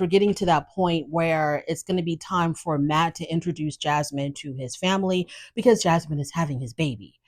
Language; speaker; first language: English; native; English